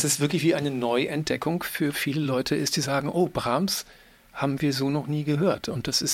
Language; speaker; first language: German; native; German